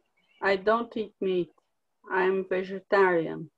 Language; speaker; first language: English; non-native, learner; Portuguese